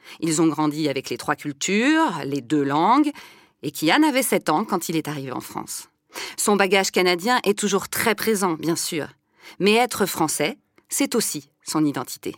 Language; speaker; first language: French; native; French